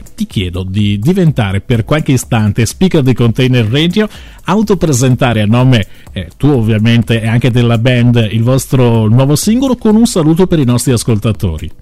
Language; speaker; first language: Italian; native; Italian